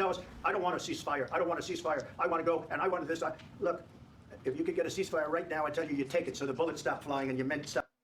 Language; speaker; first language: English; native; English